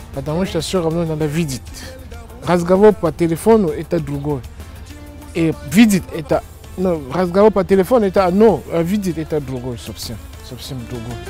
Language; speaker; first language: Russian; non-native, fluent; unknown